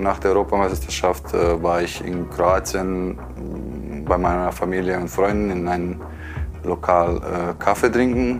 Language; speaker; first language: German; non-native, fluent; Croatian